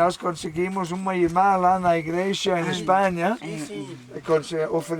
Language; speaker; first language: Portuguese; non-native, fluent; Spanish